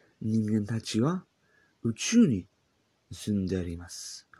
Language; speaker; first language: Japanese; non-native, learner; English